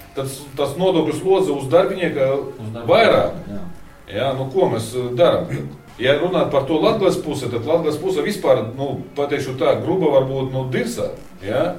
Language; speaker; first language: Latvian; non-native, local second language; Russian